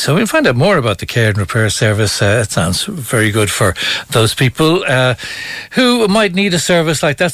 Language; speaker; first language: English; native; English